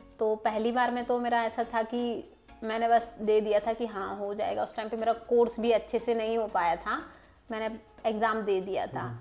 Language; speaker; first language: Hindi; native; Hindi